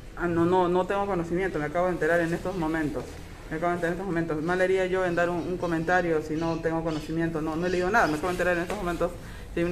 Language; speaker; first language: Spanish; native; Spanish